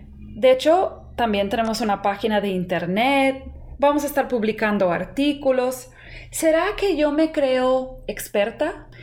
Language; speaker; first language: Spanish; non-native, fluent; English